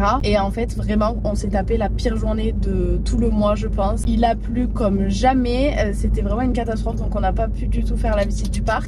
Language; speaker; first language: French; native; French